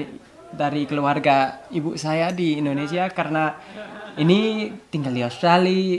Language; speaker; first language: Indonesian; early bilingual, heritage; English